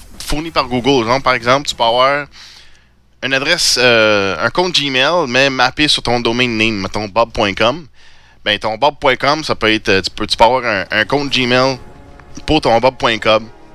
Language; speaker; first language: French; native; French